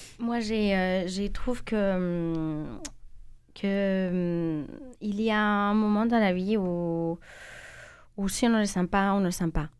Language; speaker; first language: French; non-native, fluent; Spanish